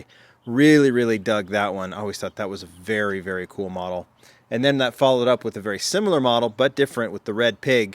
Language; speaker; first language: English; native; English